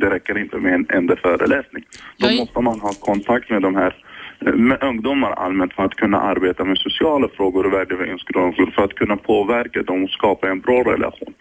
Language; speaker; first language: Swedish; early bilingual, other home language; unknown